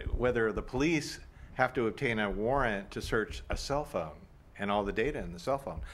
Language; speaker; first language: English; native; English